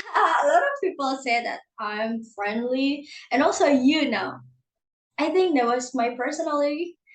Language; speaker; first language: English; non-native, learner; Indonesian